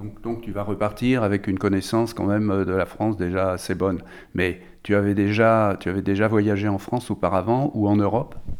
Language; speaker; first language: French; native; French